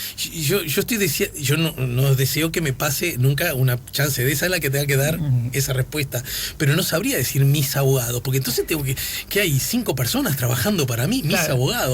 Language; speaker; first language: Spanish; native; Spanish